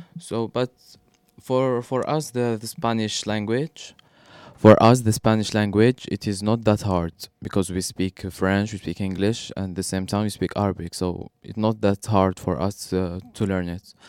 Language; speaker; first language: English; non-native, learner; Arabic